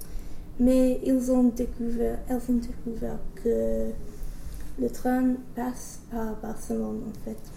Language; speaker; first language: French; non-native, learner; English